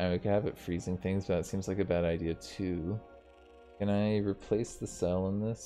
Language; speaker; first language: English; native; English